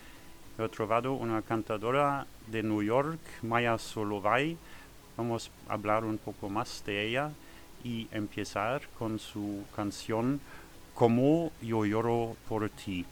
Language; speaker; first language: Spanish; non-native, learner; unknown